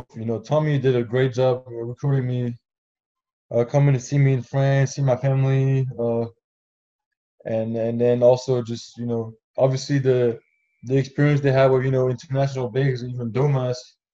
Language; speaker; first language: English; non-native, fluent; French